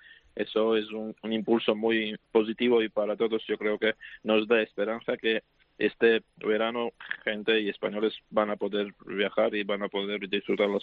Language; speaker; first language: Spanish; non-native, fluent; Georgian